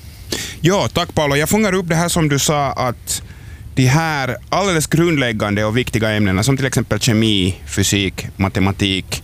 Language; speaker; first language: Swedish; native; Swedish